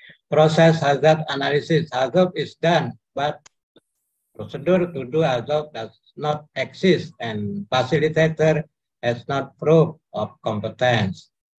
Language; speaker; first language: English; non-native, learner; Indonesian